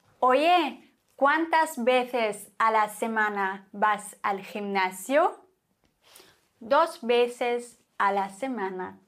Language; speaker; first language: Spanish; non-native, fluent; German